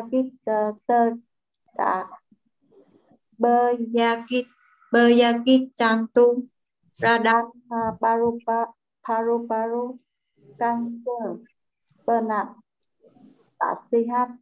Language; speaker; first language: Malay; non-native, learner; Vietnamese